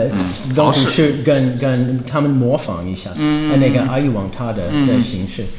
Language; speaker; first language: Chinese; non-native, fluent; English